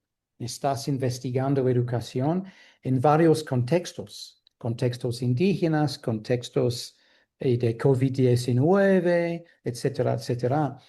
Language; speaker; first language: Spanish; non-native, fluent; English